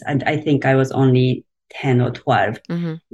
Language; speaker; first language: English; non-native, fluent; Japanese